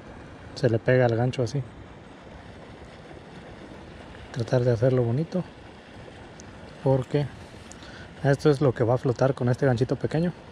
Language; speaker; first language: Spanish; native; Spanish